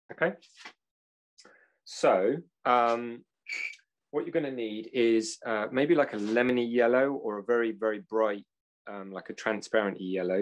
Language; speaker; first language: English; native; English